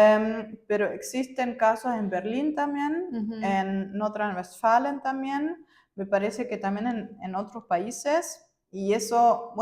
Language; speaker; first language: Spanish; non-native, fluent; German